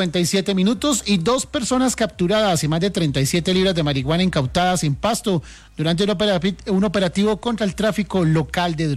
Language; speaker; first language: Spanish; native; Spanish